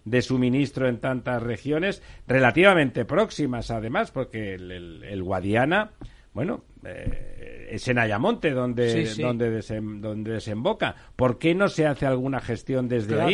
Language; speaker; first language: Spanish; native; Spanish